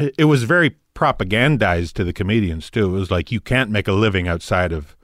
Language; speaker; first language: English; native; English